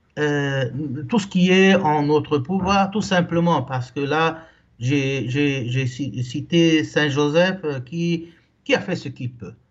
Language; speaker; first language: French; non-native, local second language; Arabic